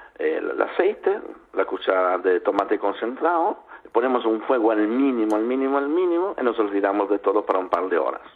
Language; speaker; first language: Spanish; non-native, fluent; Italian